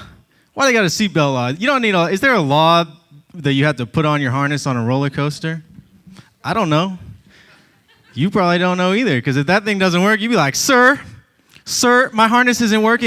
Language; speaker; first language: English; native; English